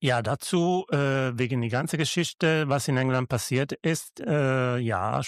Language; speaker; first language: German; non-native, learner; Italian